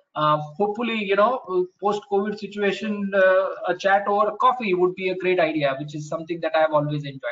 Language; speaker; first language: English; non-native, local second language; Marathi